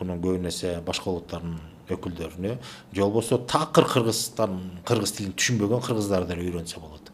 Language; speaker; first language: Kyrgyz; native; Kyrgyz